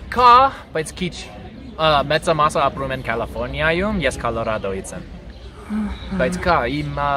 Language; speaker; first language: Armenian; non-native, learner; English